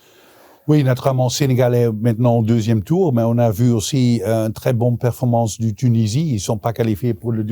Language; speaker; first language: French; non-native, local second language; Dutch